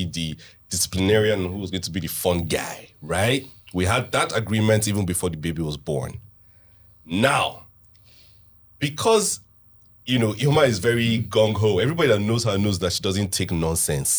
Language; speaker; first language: English; non-native, local second language; Hausa